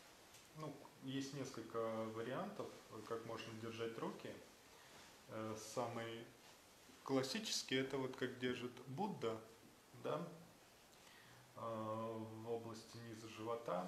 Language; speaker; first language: Russian; native; Russian